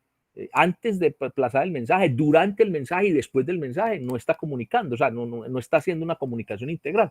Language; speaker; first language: Spanish; native; Spanish